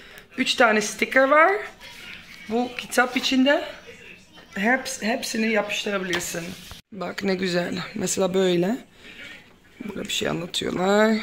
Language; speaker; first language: Turkish; non-native, learner; Dutch